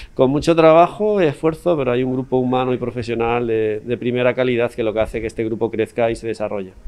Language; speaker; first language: Spanish; native; Spanish